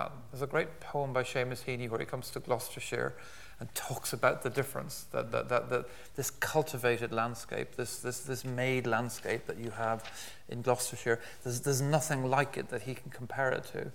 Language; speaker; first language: English; native; English